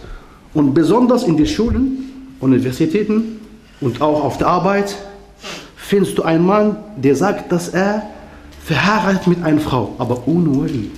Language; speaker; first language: German; non-native, learner; Arabic